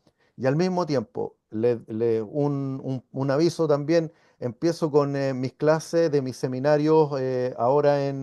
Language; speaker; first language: Spanish; native; Spanish